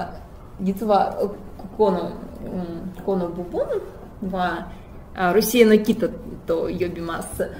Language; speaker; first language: Japanese; non-native, fluent; Russian